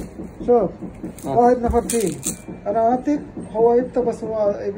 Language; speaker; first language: Arabic; non-native, learner; Urdu